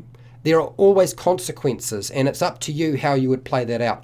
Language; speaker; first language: English; native; English